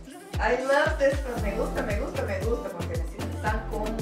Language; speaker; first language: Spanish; early bilingual, heritage; Spanish